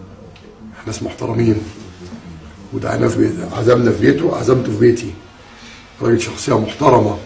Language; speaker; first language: Arabic; native; Arabic